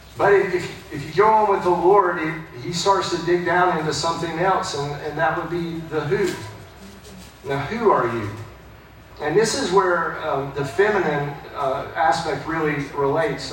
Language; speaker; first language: English; native; English